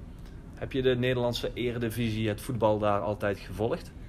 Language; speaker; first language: Dutch; native; Dutch